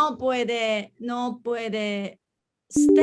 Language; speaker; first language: Spanish; non-native, learner; Chinese